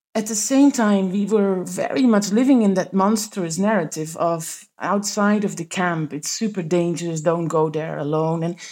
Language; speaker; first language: English; non-native, fluent; Dutch